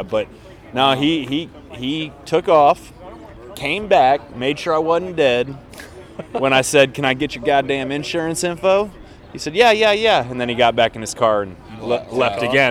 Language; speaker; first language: English; native; English